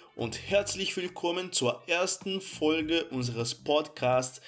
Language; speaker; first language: German; non-native, fluent; Portuguese